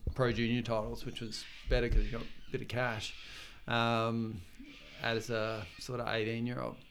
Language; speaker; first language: English; native; English